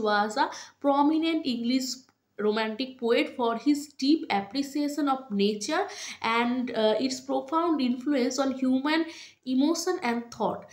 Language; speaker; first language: English; non-native, local second language; Bangla